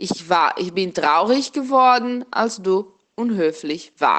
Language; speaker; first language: German; non-native, fluent; Portuguese